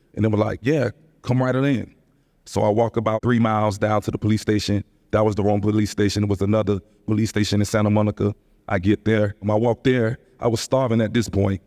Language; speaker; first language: English; native; English